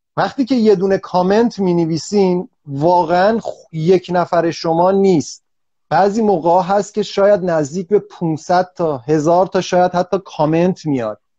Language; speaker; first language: Persian; native; Persian